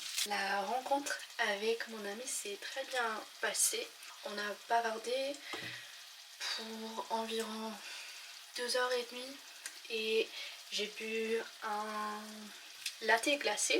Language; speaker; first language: French; non-native, fluent; English